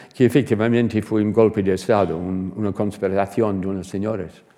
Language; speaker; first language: Spanish; non-native, fluent; English